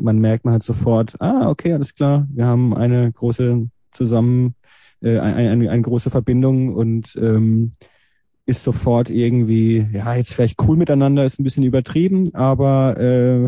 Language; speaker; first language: German; native; German